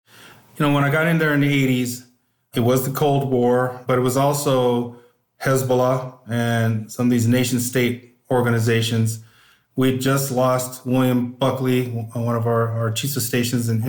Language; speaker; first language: English; native; English